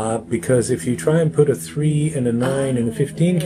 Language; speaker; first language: English; native; English